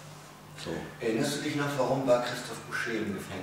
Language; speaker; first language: German; native; German